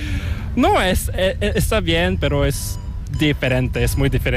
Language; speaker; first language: Spanish; non-native, learner; Korean